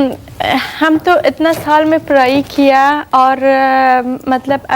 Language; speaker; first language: Hindi; non-native, learner; Persian